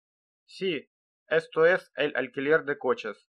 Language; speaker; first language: Spanish; non-native, learner; Russian